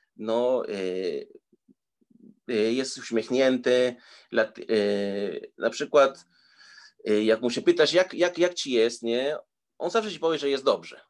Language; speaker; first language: Polish; early bilingual, heritage; Spanish